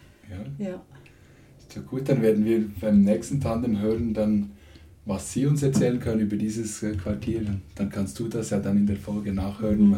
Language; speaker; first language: German; native; German